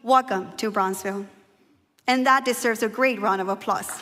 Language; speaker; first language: English; native; English